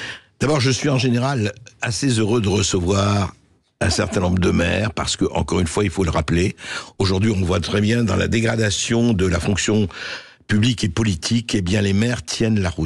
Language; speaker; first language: French; native; French